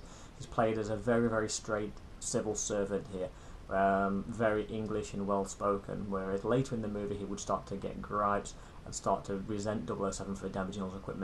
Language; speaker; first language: English; native; English